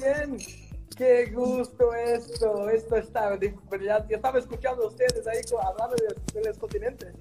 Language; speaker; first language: Spanish; non-native, learner; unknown